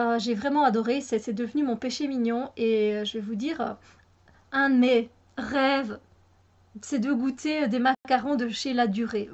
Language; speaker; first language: French; native; French